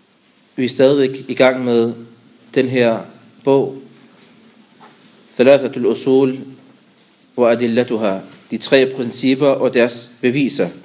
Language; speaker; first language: Danish; non-native, fluent; Arabic